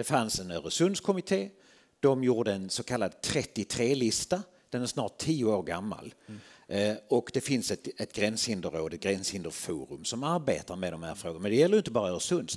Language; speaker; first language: Swedish; native; Swedish